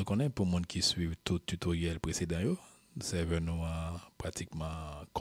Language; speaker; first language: French; non-native, local second language; Haitian Creole